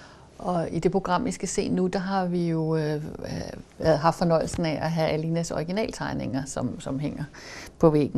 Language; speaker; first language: Danish; native; Danish